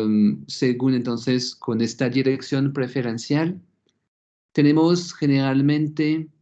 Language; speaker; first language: Spanish; non-native, fluent; French